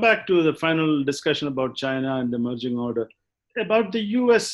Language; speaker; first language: English; non-native, local second language; Malayalam